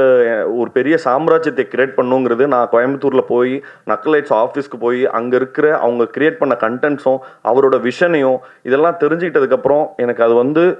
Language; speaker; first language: Tamil; native; Tamil